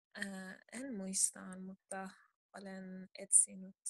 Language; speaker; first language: Finnish; non-native, learner; Urdu